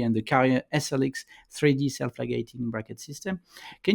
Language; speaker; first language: English; non-native, fluent; French